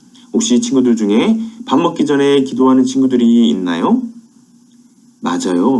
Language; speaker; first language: Korean; native; Korean